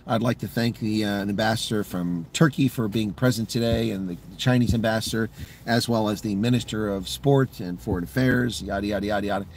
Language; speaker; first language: English; native; English